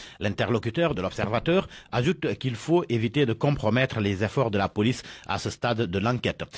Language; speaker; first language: French; non-native, local second language; Wolof